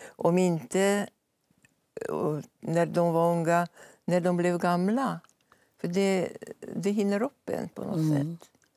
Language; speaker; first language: Swedish; non-native, fluent; Hungarian